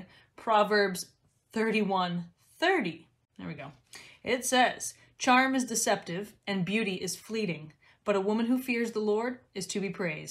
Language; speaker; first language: English; native; English